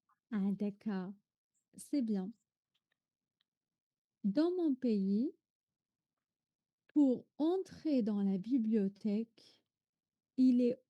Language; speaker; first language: French; non-native, fluent; Arabic